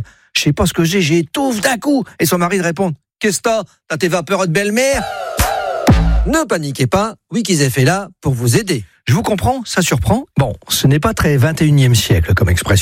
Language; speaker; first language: French; native; French